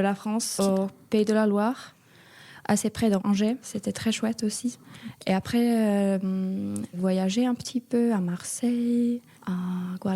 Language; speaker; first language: French; non-native, fluent; Finnish